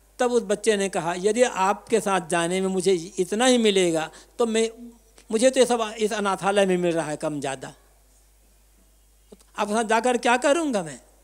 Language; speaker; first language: Hindi; native; Hindi